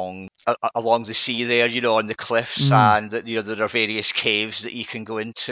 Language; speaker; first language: English; native; English